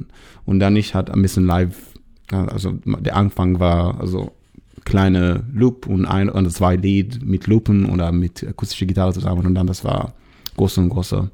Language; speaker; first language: German; non-native, fluent; Hebrew